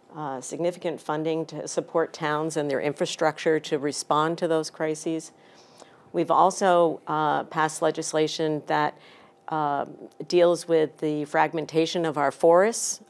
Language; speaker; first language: English; native; English